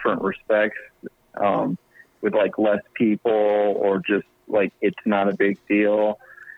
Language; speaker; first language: English; native; English